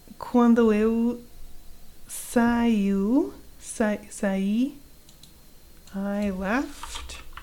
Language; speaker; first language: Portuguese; non-native, learner; English